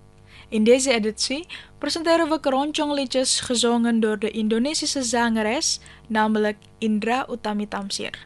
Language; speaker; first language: Dutch; non-native, fluent; Indonesian